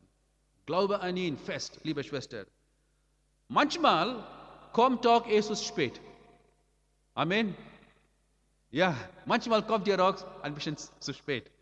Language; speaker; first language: German; non-native, learner; Amharic